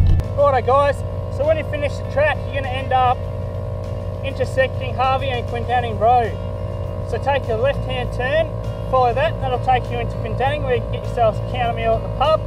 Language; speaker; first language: English; native; English